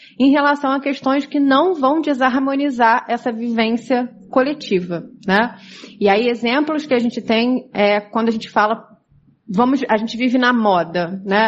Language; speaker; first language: Portuguese; native; Portuguese